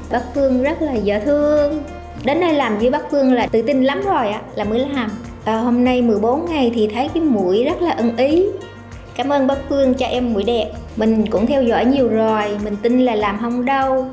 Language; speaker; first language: Vietnamese; native; Vietnamese